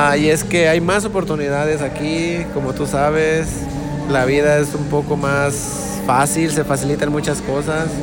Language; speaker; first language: Spanish; native; Spanish